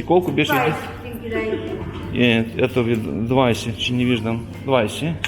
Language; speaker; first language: Bulgarian; early bilingual, heritage; Russian